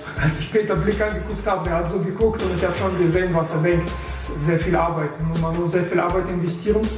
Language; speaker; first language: German; non-native, fluent; Russian